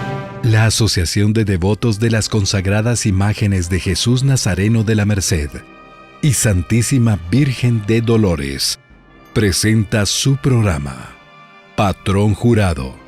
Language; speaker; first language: Spanish; native; Spanish